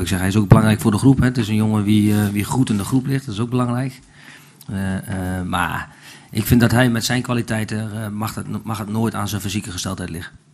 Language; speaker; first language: Dutch; native; Dutch